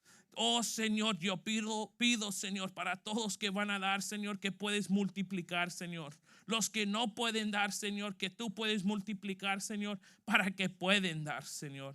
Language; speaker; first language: Spanish; early bilingual, heritage; Spanish